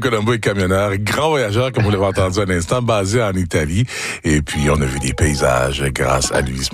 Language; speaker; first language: French; native; French